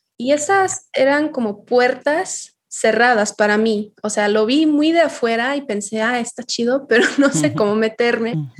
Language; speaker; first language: Spanish; non-native, fluent; English